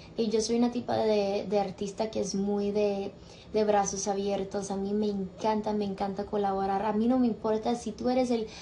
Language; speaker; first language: Spanish; early bilingual, heritage; Spanish